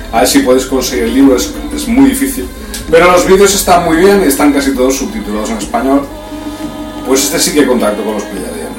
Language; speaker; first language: Spanish; native; Spanish